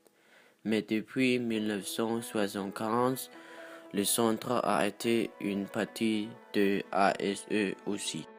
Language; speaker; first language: French; non-native, learner; Danish